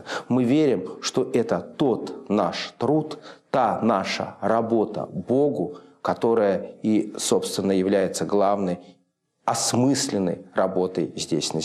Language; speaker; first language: Russian; native; Russian